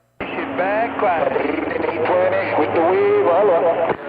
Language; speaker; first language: English; native; English